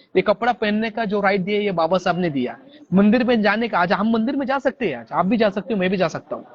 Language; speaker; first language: Hindi; non-native, local second language; Marathi